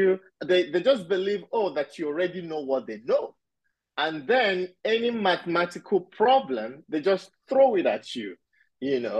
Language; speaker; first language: English; non-native, local second language; Igbo